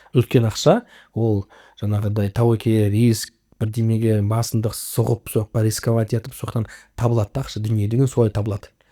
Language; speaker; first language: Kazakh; native; Kazakh